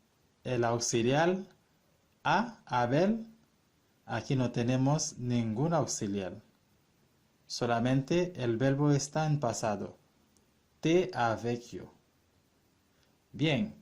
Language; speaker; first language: Spanish; non-native, fluent; Haitian Creole